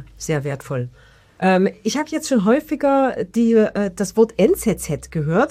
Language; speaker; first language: German; native; German